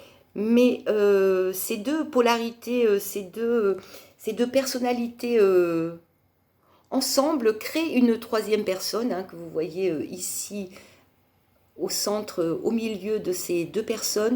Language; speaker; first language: French; native; French